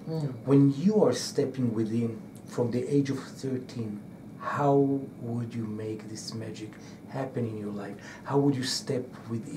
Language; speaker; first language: English; non-native, fluent; Hebrew